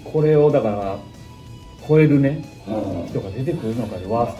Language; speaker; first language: Japanese; native; Japanese